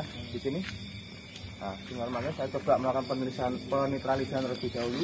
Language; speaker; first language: Indonesian; native; Indonesian